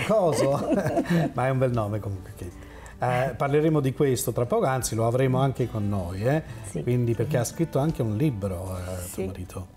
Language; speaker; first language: Italian; native; Italian